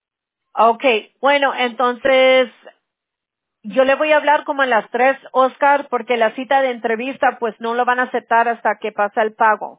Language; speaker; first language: Spanish; non-native, local second language; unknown